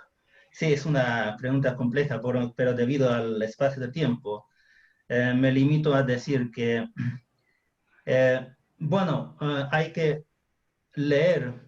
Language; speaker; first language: Spanish; non-native, fluent; Chinese